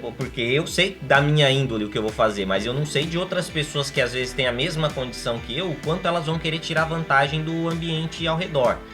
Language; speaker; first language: Portuguese; native; Portuguese